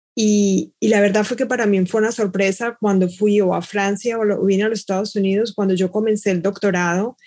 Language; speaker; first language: Spanish; native; Spanish